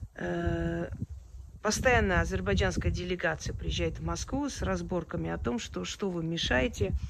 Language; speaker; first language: Russian; early bilingual, other home language; Armenian